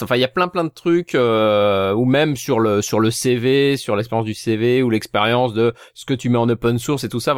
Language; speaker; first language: French; native; French